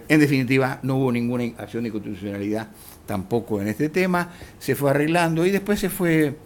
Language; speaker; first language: Spanish; native; Spanish